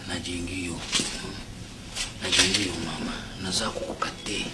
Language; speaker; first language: French; non-native, local second language; Lingala